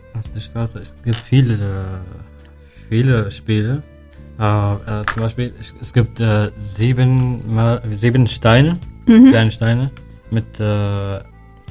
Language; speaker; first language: German; non-native, learner; Arabic